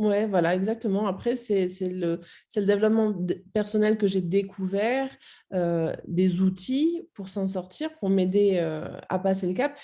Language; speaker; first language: French; native; French